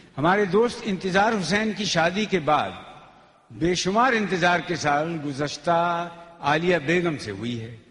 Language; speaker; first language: Urdu; native; Urdu